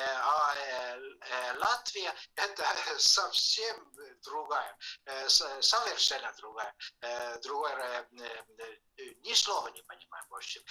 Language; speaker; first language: Russian; non-native, fluent; Estonian